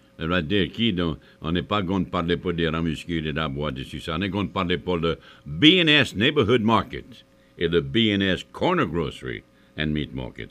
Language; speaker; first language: French; early bilingual, heritage; French